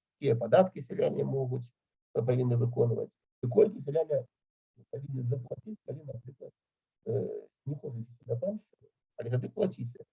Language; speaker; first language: Belarusian; native; Belarusian